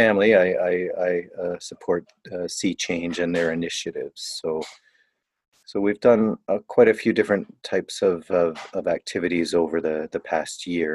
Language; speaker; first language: English; native; English